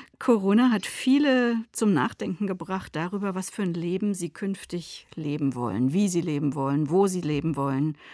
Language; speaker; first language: German; native; German